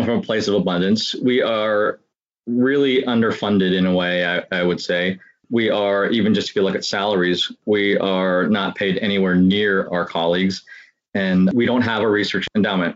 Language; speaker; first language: English; native; English